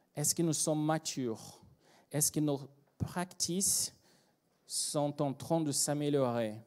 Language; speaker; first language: French; non-native, fluent; Portuguese